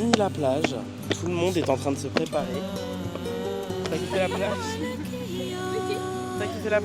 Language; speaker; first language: French; native; French